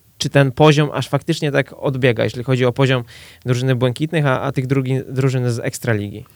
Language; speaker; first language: Polish; native; Polish